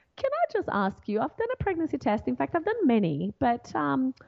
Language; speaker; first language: English; non-native, fluent; Portuguese